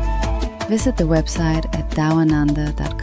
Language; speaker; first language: English; native; English